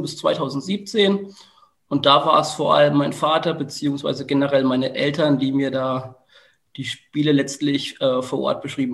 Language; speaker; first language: German; native; German